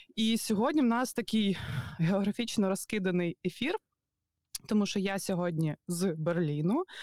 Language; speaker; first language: Ukrainian; native; Ukrainian